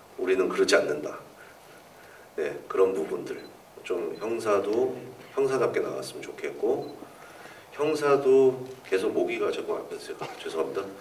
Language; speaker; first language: Korean; native; Korean